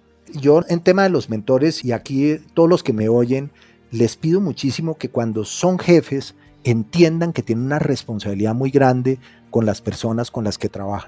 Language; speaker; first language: Spanish; native; Spanish